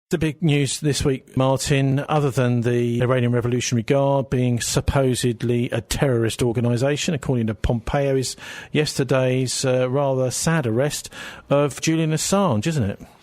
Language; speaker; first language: English; native; English